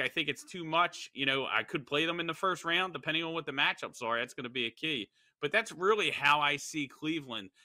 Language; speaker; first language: English; native; English